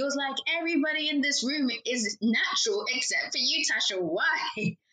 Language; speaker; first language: English; native; English